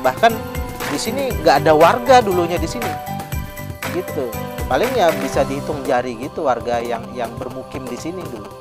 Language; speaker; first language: Indonesian; native; Indonesian